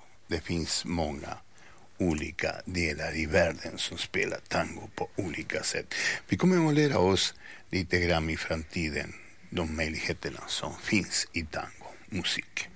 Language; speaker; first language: Swedish; non-native, fluent; Spanish